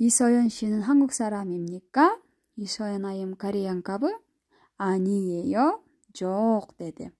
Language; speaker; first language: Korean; non-native, fluent; Kyrgyz